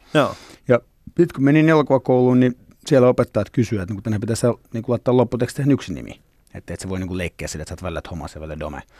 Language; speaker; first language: Finnish; early bilingual, other home language; Swedish